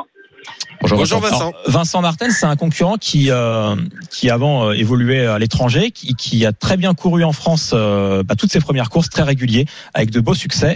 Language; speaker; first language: French; native; French